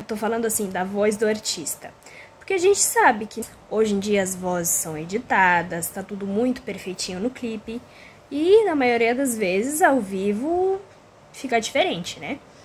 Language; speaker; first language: Portuguese; non-native, fluent; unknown